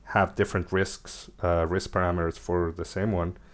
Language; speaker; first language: English; early bilingual, other home language; Spanish